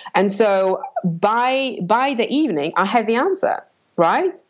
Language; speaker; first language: English; non-native, fluent; Polish